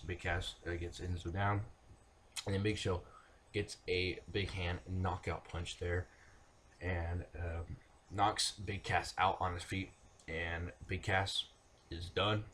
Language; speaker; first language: English; native; English